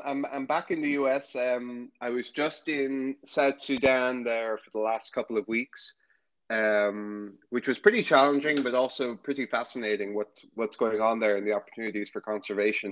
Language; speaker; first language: English; native; English